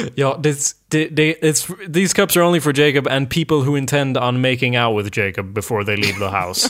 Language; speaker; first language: English; non-native, fluent; Swedish